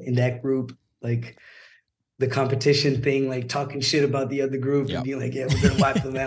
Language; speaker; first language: English; non-native, fluent; Portuguese